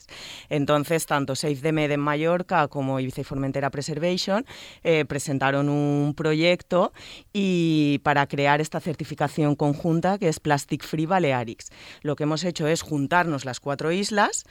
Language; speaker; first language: Spanish; native; Spanish